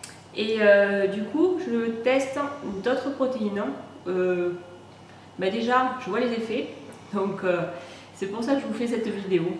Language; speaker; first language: French; native; French